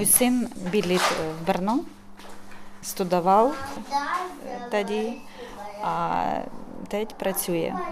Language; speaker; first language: Czech; non-native, learner; Ukrainian